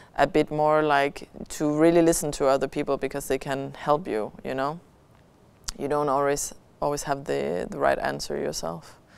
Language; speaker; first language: English; non-native, fluent; Danish